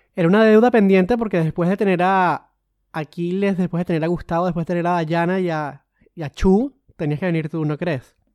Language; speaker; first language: Spanish; native; Spanish